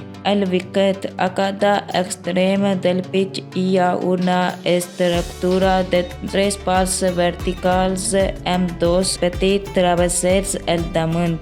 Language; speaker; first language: Catalan; non-native, learner; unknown